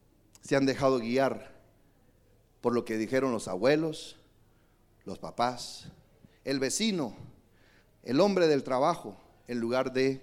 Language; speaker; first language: Spanish; native; Spanish